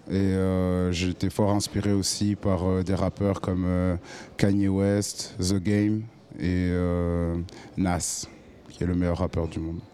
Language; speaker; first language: French; native; French